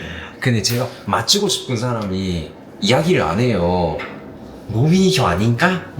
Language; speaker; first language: Korean; non-native, fluent; Japanese